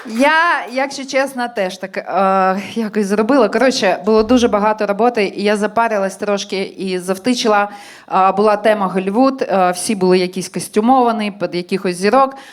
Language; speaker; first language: Ukrainian; non-native, local second language; Russian